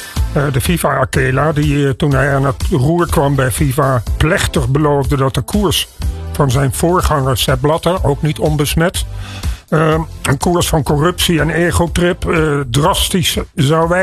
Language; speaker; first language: Dutch; native; Dutch